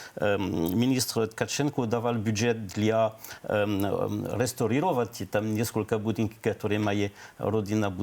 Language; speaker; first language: Ukrainian; non-native, learner; French